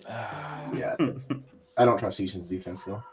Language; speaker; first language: English; native; English